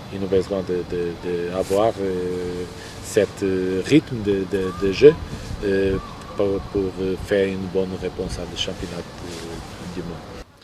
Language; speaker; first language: French; non-native, fluent; Portuguese